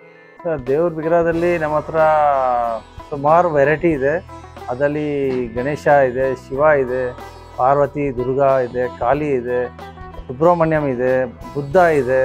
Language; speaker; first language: Kannada; non-native, local second language; Gujarati